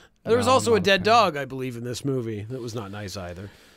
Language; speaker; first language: English; native; English